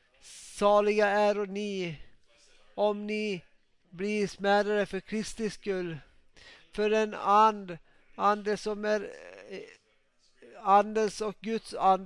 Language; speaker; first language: Swedish; non-native, local second language; Finnish